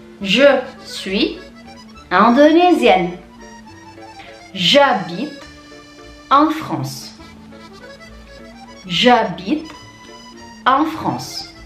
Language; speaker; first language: French; non-native, fluent; Indonesian